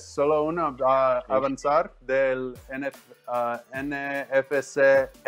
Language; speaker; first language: Spanish; non-native, learner; English